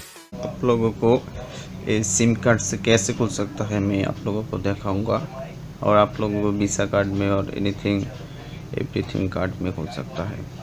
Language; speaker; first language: Hindi; non-native, learner; Bangla